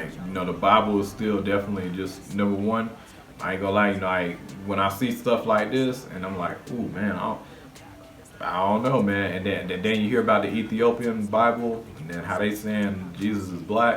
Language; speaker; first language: English; native; English